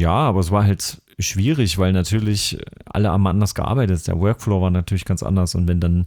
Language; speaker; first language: German; native; German